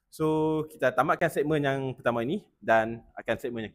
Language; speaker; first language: Malay; native; Malay